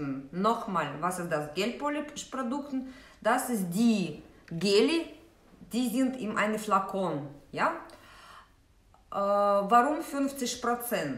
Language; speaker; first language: German; non-native, fluent; Russian